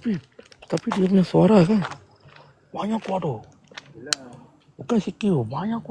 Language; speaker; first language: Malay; non-native, local second language; Tamil